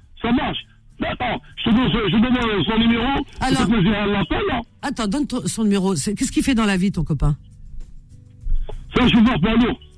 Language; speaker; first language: French; native; French